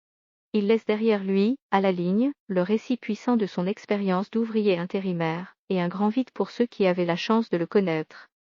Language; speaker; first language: French; native; French